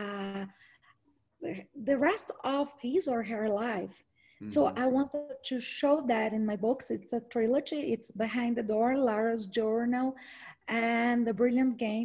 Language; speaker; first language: English; non-native, fluent; Portuguese